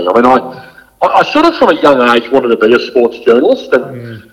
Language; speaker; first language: English; native; English